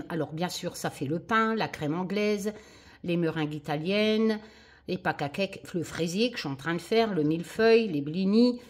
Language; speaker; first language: French; native; French